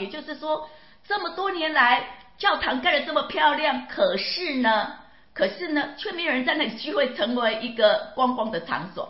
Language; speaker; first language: Chinese; native; Chinese